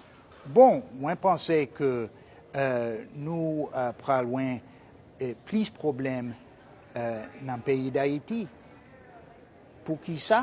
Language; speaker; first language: Haitian Creole; non-native, fluent; English